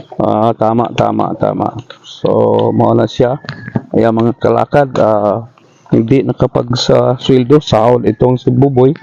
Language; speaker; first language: Filipino; non-native, local second language; Cebuano